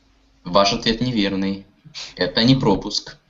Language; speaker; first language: Russian; native; Russian